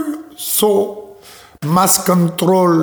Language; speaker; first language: Spanish; non-native, learner; English